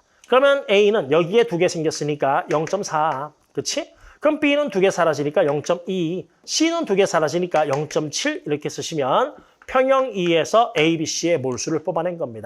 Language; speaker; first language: Korean; native; Korean